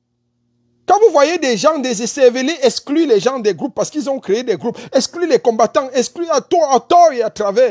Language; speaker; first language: French; native; French